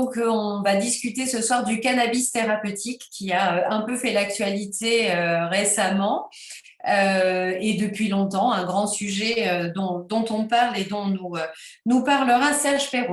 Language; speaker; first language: French; native; French